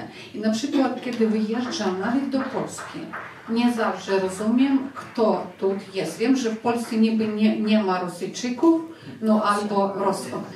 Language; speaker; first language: Polish; non-native, fluent; Ukrainian